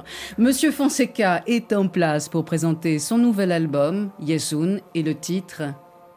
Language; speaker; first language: French; native; French